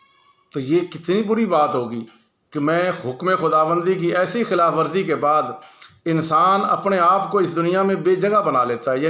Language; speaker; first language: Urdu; non-native, local second language; Punjabi